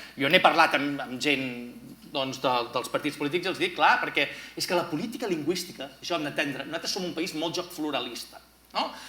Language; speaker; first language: Catalan; native; Catalan